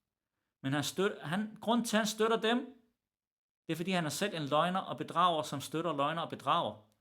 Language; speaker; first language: Danish; early bilingual, other home language; Arabic